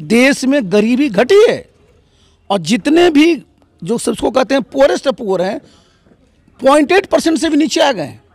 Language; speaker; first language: Hindi; native; Hindi